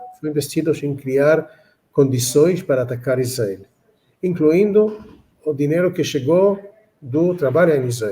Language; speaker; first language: Portuguese; non-native, fluent; Hebrew